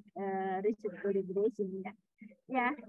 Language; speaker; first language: English; non-native, fluent; Indonesian